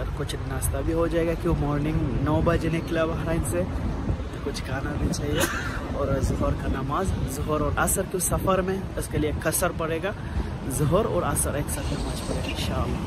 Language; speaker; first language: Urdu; non-native, learner; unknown